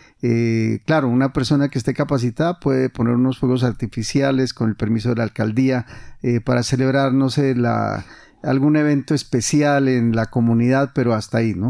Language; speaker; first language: Spanish; native; Spanish